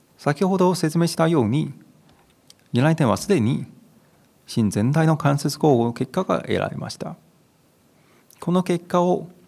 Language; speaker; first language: Japanese; non-native, fluent; Chinese